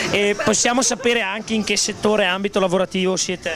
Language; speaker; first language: Italian; native; Italian